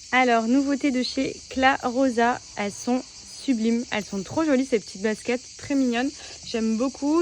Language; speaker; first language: French; native; French